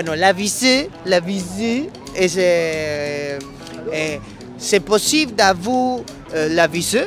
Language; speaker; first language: French; non-native, learner; Spanish